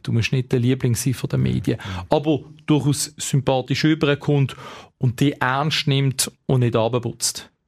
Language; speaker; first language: German; native; German